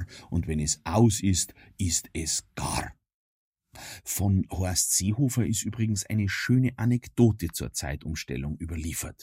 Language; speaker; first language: German; native; German